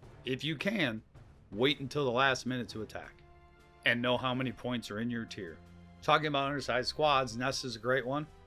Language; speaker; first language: English; native; English